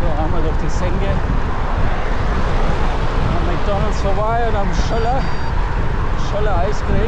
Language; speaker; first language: German; native; German